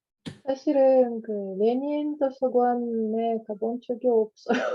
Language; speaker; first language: Korean; non-native, learner; Russian